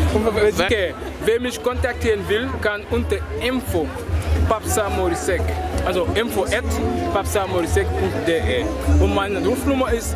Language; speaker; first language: German; non-native, fluent; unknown